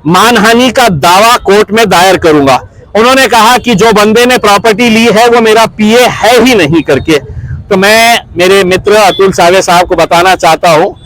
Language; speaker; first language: Hindi; non-native, local second language; Urdu